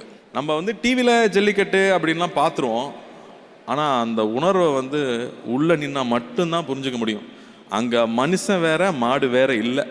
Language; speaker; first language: Tamil; native; Tamil